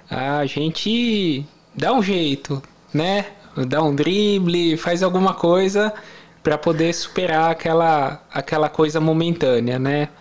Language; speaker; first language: Portuguese; non-native, fluent; Italian